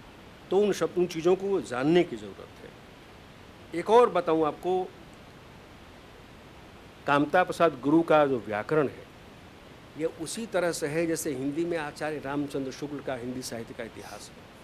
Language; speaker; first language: Hindi; native; Hindi